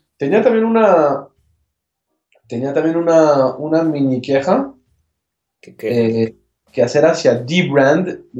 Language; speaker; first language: Spanish; non-native, fluent; French